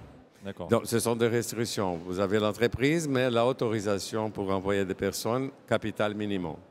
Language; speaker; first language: French; non-native, fluent; Portuguese